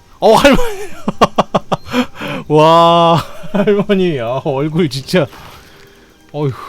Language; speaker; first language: Korean; native; Korean